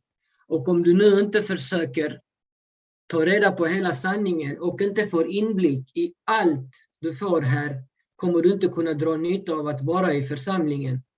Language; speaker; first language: Swedish; early bilingual, other home language; Urdu